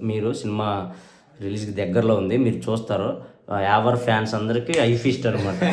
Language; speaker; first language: Telugu; native; Telugu